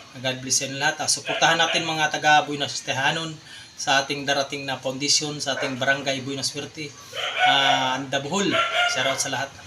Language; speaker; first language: Filipino; non-native, local second language; Cebuano